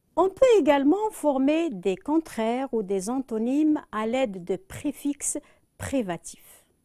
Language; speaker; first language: French; non-native, local second language; Arabic